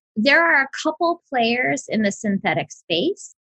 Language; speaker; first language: English; native; English